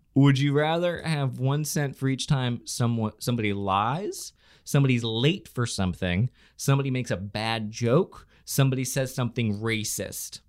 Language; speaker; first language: English; native; English